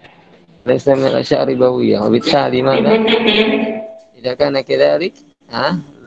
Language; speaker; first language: Arabic; non-native, fluent; Indonesian